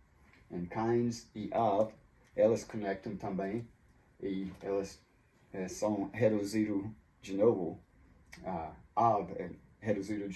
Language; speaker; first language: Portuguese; non-native, fluent; English